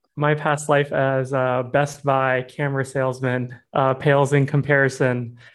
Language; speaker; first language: English; early bilingual, other home language; Burmese